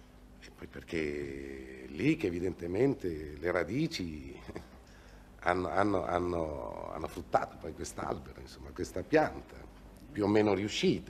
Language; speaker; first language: Italian; native; Italian